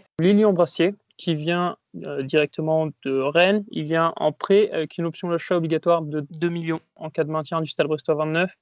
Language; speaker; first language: French; native; French